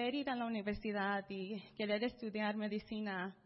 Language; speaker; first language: Spanish; early bilingual, heritage; Spanish